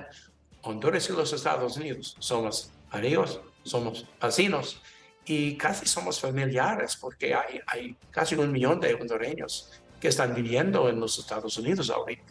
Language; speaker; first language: Spanish; non-native, learner; English